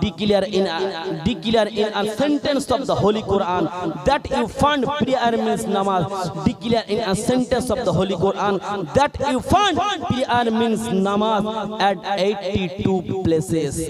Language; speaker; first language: English; non-native, local second language; Bangla